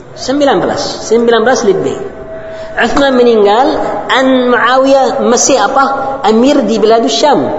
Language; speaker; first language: Indonesian; non-native, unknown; Arabic